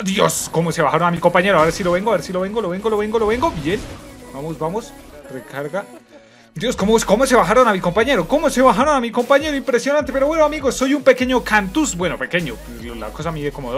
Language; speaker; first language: Spanish; native; Spanish